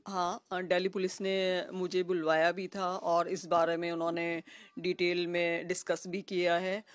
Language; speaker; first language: Hindi; native; Hindi